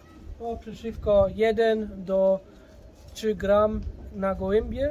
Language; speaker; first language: Polish; early bilingual, heritage; German